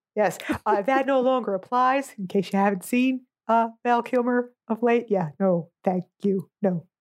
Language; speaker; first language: English; native; English